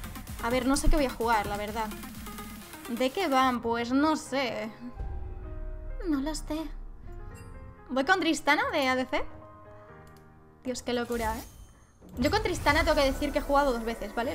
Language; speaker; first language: Spanish; native; Spanish